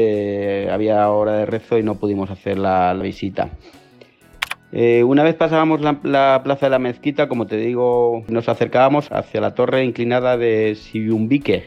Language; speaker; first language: Spanish; native; Spanish